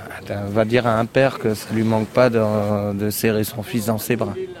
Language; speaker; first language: French; native; French